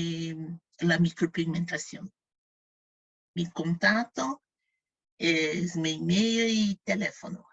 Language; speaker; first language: Spanish; non-native, fluent; Portuguese